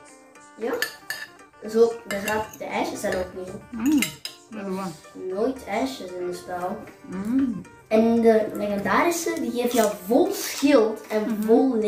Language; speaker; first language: Dutch; early bilingual, other home language; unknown